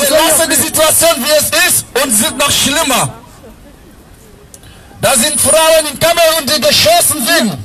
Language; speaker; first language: German; non-native, fluent; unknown